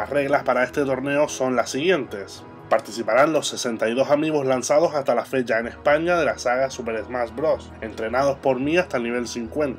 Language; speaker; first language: Spanish; native; Spanish